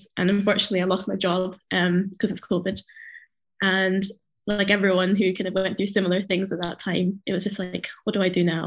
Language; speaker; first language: English; native; English